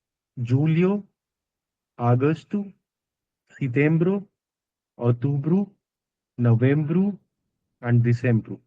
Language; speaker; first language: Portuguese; non-native, learner; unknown